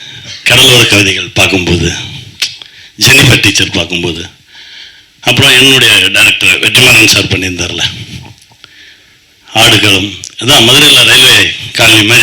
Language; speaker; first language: Tamil; native; Tamil